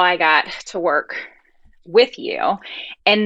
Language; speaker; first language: English; native; English